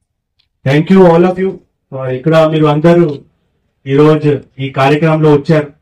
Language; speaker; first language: Telugu; non-native, fluent; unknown